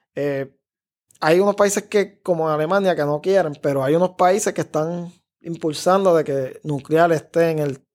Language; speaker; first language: Spanish; native; Spanish